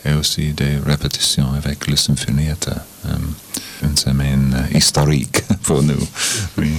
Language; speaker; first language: French; non-native, learner; English